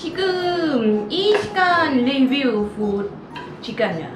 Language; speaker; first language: Korean; non-native, learner; Thai